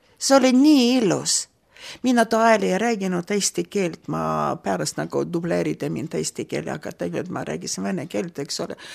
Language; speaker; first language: Estonian; non-native, local second language; Russian